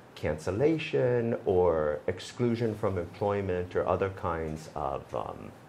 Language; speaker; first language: English; native; English